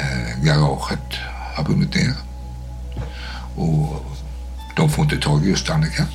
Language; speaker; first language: Swedish; native; Swedish